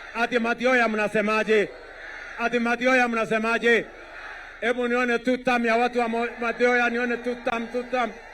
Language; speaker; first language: Swahili; non-native, local second language; Kalenjin